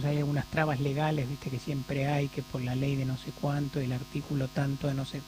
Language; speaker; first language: Spanish; native; Spanish